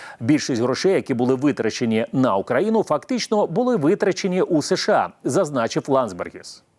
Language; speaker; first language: Ukrainian; native; Ukrainian